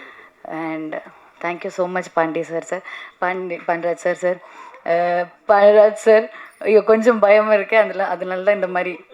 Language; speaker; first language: Tamil; non-native, learner; Malayalam